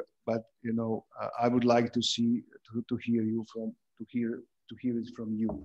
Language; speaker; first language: English; non-native, fluent; Croatian